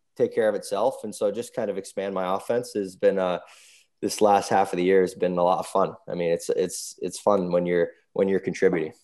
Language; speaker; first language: English; native; English